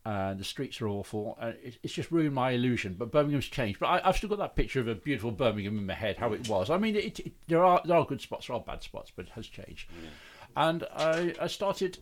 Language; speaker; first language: English; native; English